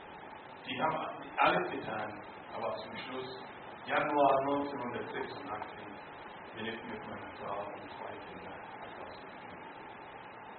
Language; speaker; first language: German; non-native, learner; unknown